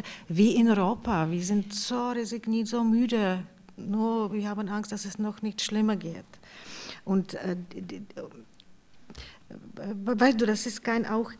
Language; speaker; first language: German; non-native, fluent; Czech